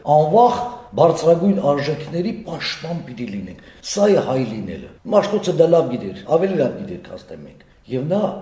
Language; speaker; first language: Armenian; early bilingual, heritage; Armenian